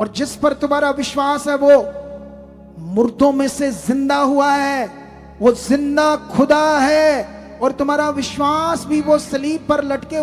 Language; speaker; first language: Hindi; native; Hindi